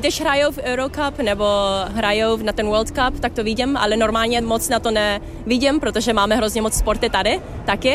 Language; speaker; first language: Czech; early bilingual, heritage; Czech